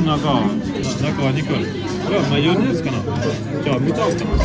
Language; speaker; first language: Japanese; non-native, learner; French